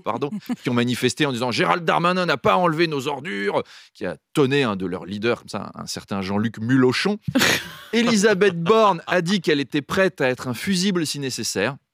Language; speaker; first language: French; native; French